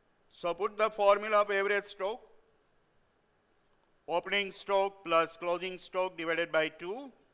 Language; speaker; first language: English; non-native, local second language; Gujarati